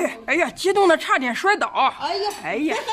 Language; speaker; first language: Chinese; native; Chinese